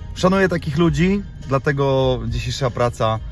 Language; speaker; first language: Polish; native; Polish